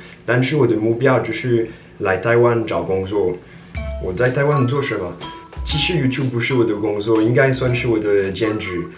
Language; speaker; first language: Chinese; non-native, fluent; French